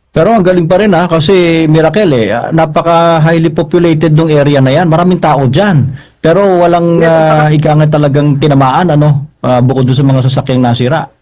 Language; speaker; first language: Filipino; native; Filipino